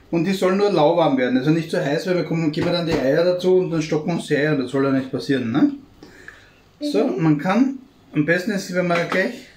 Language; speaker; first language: German; native; German